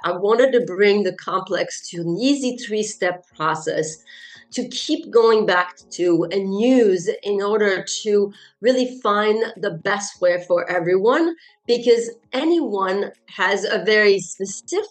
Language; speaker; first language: English; non-native, fluent; French